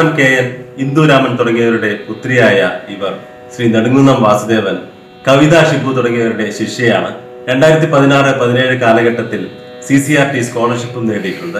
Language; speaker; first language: Malayalam; native; Malayalam